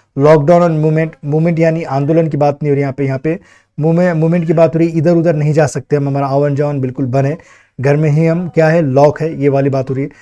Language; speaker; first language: Hindi; native; Hindi